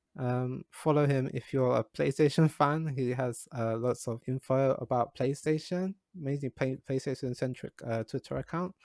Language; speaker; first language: English; native; English